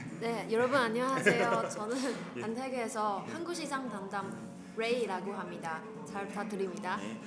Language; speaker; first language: Korean; non-native, learner; Chinese